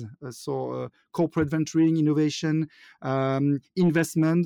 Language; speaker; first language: English; non-native, fluent; French